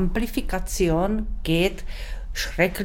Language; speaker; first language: German; non-native, learner; Czech